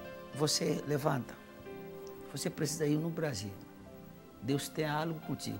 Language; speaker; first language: Portuguese; non-native, fluent; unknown